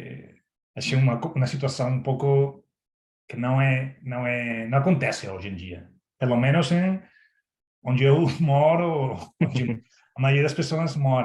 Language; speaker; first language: Portuguese; non-native, fluent; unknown